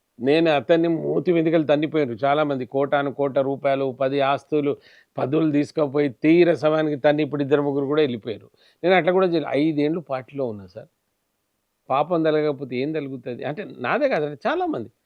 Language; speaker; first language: Telugu; non-native, local second language; Lambadi